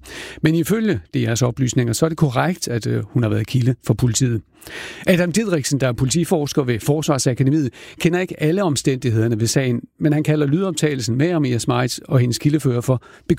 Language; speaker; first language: Danish; native; Danish